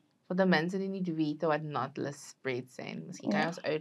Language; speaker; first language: Dutch; native; Dutch